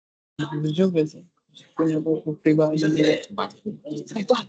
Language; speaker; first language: Indonesian; native; Indonesian